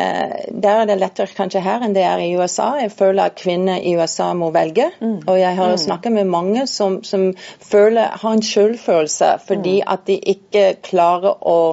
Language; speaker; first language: Norwegian; non-native, fluent; English